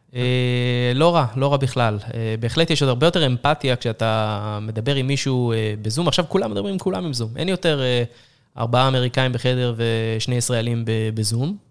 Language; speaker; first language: Hebrew; native; Hebrew